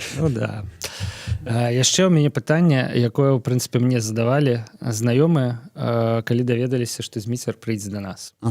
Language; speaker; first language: Belarusian; native; Belarusian